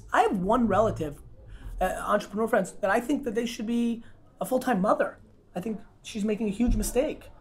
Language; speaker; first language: English; non-native, fluent; Russian